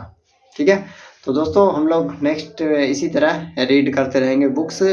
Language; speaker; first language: Hindi; native; Hindi